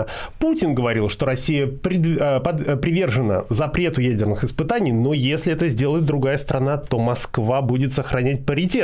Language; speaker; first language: Russian; native; Russian